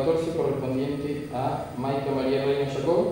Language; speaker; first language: Spanish; native; Spanish